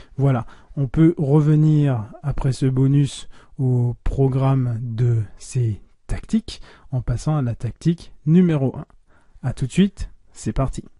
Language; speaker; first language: French; native; French